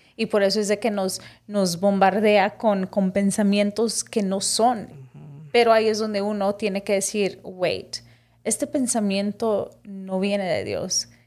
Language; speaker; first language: Spanish; early bilingual, heritage; Spanish